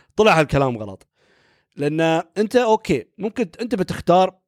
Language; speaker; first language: Arabic; native; Arabic